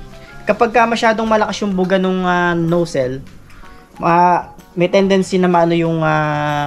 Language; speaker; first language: Filipino; native; Filipino